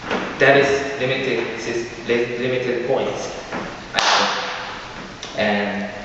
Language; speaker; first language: English; non-native, learner; Korean